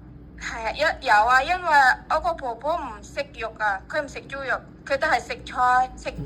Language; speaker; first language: Cantonese; non-native, learner; Indonesian